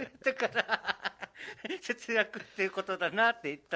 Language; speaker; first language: Japanese; native; Japanese